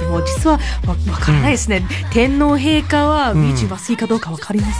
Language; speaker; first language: Japanese; non-native, learner; English